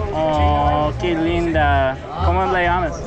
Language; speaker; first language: Spanish; non-native, learner; English